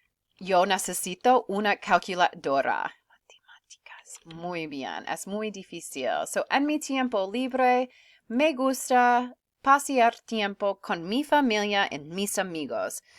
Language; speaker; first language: Spanish; non-native, fluent; English